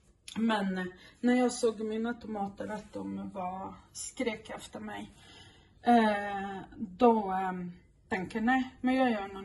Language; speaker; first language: Swedish; non-native, fluent; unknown